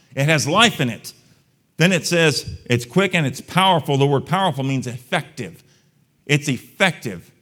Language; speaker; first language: English; native; English